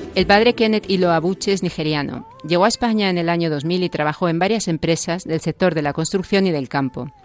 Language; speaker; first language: Spanish; native; Spanish